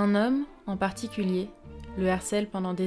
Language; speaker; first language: French; native; French